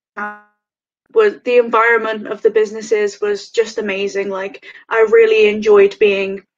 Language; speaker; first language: English; native; English